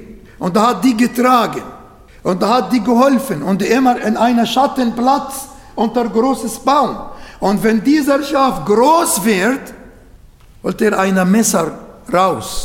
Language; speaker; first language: German; non-native, learner; Arabic